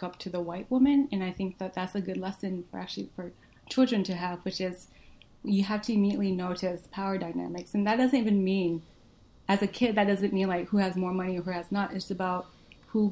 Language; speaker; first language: English; early bilingual, other home language; Vietnamese